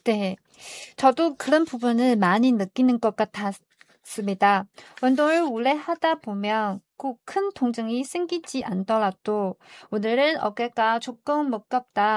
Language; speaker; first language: Korean; non-native, fluent; Chinese